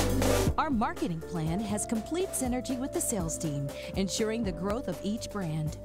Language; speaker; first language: English; native; English